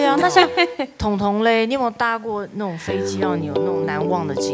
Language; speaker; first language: Chinese; native; Chinese